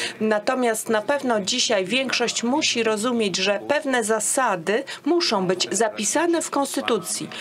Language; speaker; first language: Polish; non-native, fluent; Italian